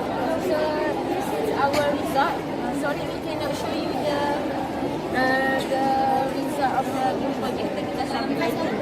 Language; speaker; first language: English; non-native, local second language; Malay